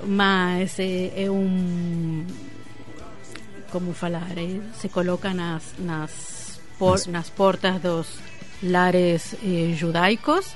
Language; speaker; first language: Portuguese; non-native, fluent; Spanish